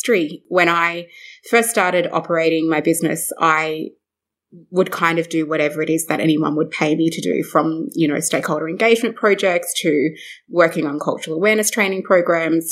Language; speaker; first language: English; native; English